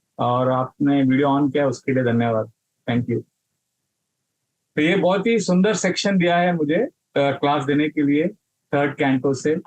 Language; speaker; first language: Hindi; non-native, local second language; Marathi